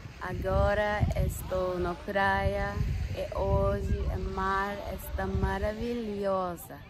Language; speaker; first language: Portuguese; non-native, learner; Turkish